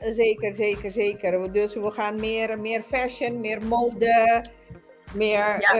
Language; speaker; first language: Dutch; non-native, local second language; Papiamento